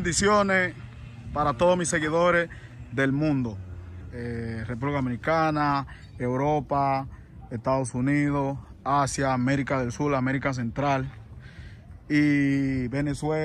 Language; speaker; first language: Spanish; native; Spanish